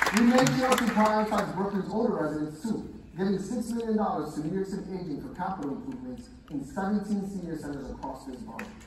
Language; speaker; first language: English; native; English